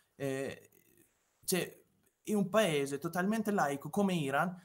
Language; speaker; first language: Italian; non-native, fluent; Persian